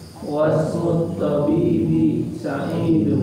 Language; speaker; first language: Arabic; non-native, learner; Indonesian